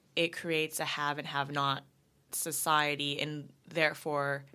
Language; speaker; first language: English; native; English